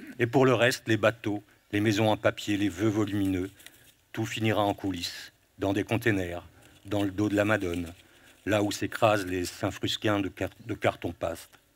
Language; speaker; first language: French; native; French